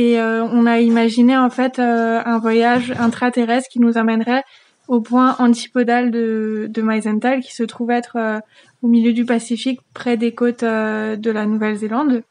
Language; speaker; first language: French; native; French